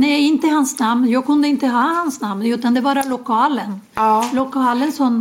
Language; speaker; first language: Swedish; non-native, fluent; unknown